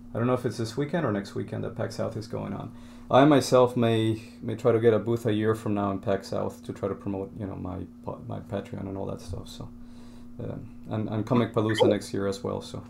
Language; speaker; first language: English; non-native, fluent; Spanish